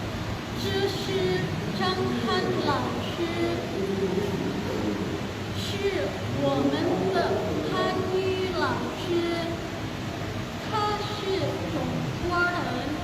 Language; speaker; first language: Chinese; non-native, fluent; Indonesian